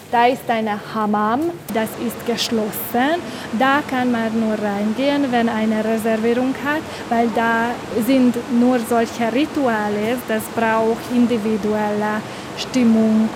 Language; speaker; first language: German; non-native, learner; Hungarian